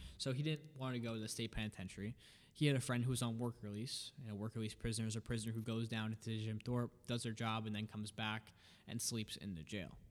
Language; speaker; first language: English; native; English